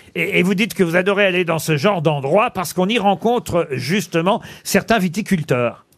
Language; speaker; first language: French; native; French